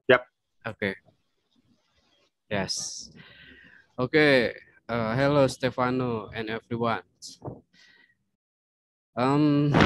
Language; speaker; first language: English; non-native, learner; Indonesian